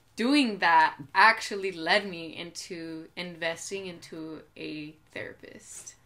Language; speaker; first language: English; native; English